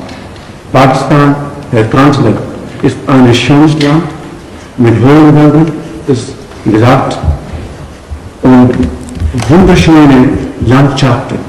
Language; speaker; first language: German; non-native, learner; Punjabi